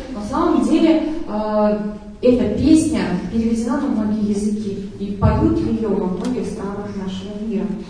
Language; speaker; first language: Russian; native; Russian